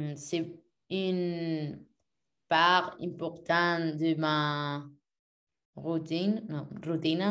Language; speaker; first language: French; non-native, learner; Spanish